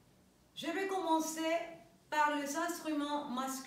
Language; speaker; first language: French; non-native, fluent; Spanish